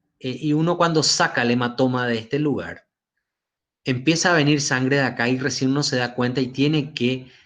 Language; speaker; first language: Spanish; native; Spanish